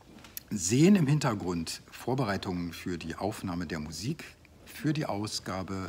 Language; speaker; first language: German; native; German